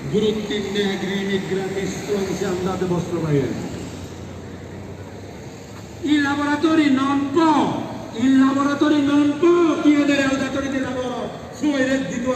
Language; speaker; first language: Italian; non-native, fluent; Bangla